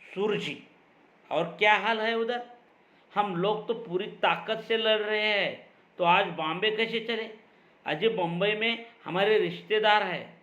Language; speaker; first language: Hindi; non-native, local second language; Marathi